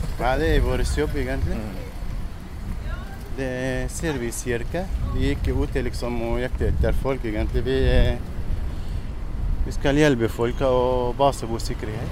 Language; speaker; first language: Norwegian; non-native, learner; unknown